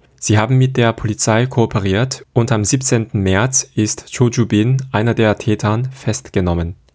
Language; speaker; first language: German; non-native, fluent; Korean